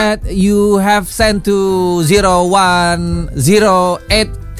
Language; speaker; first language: English; non-native, learner; Indonesian